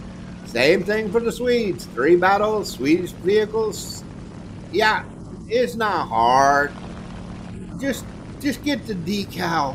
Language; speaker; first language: English; native; English